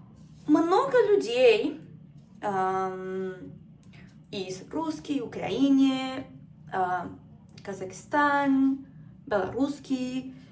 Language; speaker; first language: Russian; non-native, learner; Spanish